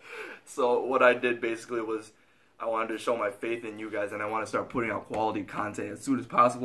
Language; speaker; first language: English; native; English